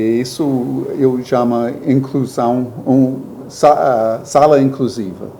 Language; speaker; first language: Portuguese; non-native, learner; English